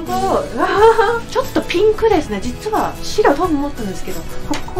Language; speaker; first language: Japanese; non-native, fluent; Cantonese